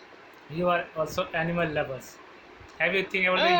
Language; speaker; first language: English; non-native, learner; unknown